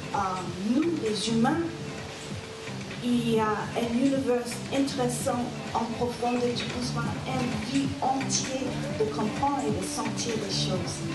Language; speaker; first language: French; non-native, learner; English